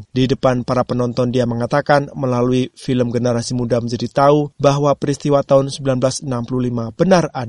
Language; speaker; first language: Indonesian; native; Indonesian